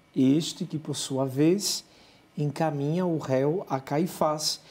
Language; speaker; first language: Portuguese; native; Portuguese